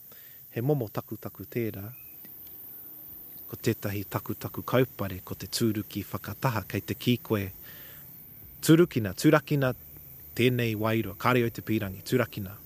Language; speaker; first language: Māori; non-native, local second language; English